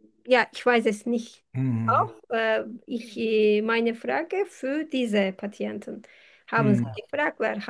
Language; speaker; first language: German; non-native, learner; Turkish